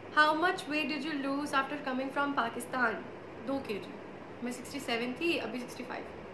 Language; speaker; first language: Urdu; native; Urdu